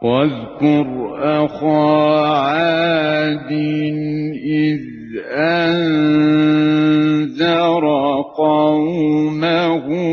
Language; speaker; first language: Arabic; native; Arabic